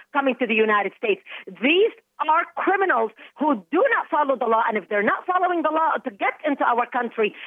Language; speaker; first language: English; non-native, fluent; Arabic